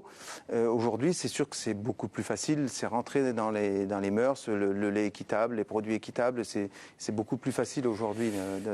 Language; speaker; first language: French; native; French